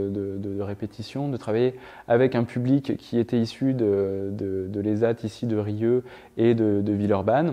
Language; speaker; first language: French; native; French